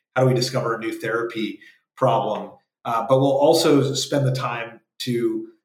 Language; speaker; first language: English; native; English